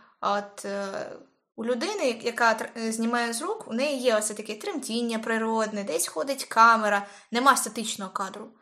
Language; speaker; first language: Ukrainian; native; Ukrainian